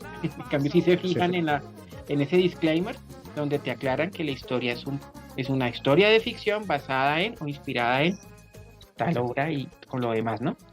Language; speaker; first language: Spanish; native; Spanish